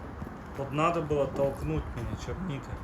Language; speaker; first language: Russian; native; Russian